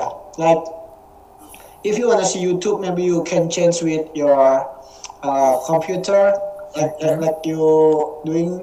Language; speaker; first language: English; non-native, learner; Indonesian